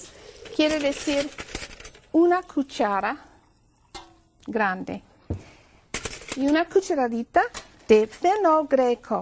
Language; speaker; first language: Spanish; non-native, fluent; English